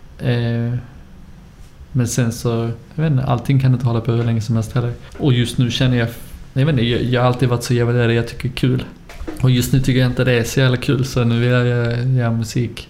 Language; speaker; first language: Swedish; native; Swedish